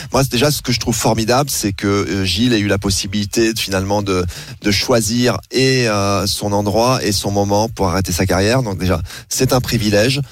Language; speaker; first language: French; native; French